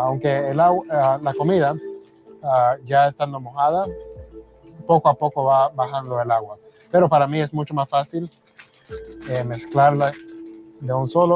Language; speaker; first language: Spanish; early bilingual, heritage; Spanish